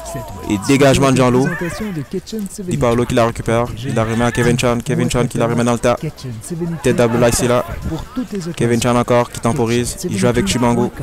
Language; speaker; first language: French; native; French